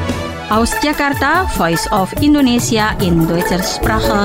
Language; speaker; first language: German; non-native, fluent; Indonesian